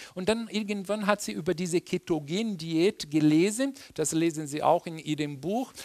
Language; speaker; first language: German; non-native, fluent; Portuguese